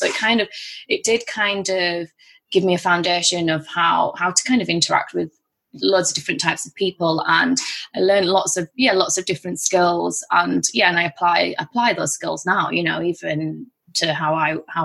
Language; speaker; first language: English; native; English